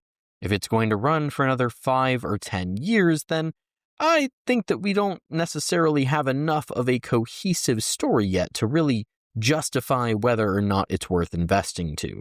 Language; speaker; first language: English; native; English